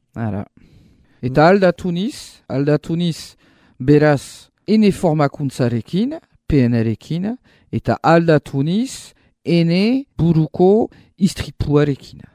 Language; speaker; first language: Basque; non-native, local second language; French